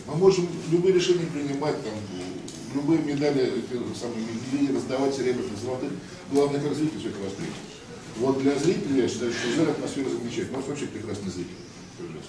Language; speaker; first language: Russian; native; Russian